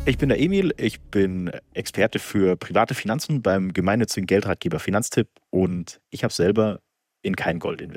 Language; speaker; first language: German; native; German